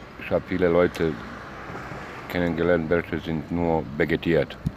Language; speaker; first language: German; non-native, learner; Bosnian